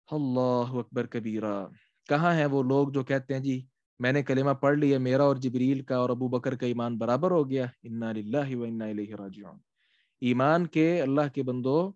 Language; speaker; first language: Urdu; non-native, local second language; Punjabi